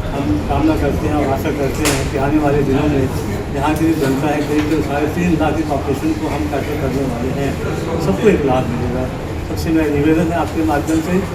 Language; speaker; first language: Hindi; non-native, local second language; Marathi